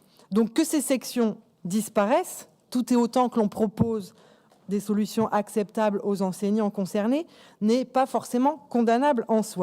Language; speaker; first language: French; native; French